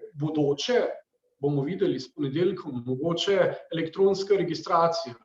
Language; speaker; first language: Slovenian; native; Slovenian